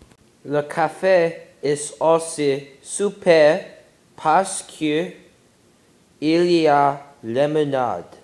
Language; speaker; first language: French; non-native, learner; English